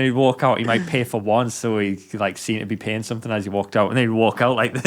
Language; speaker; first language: English; native; English